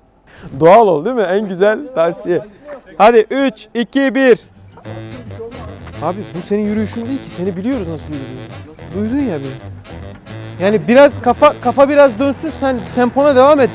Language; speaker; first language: Turkish; native; Turkish